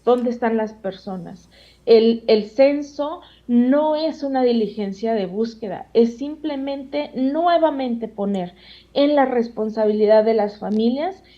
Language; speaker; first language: Spanish; native; Spanish